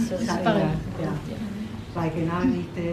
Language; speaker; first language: German; non-native, learner; Spanish